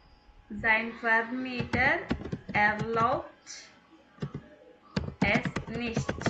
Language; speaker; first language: German; non-native, fluent; Tamil